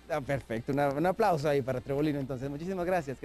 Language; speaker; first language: Spanish; native; Spanish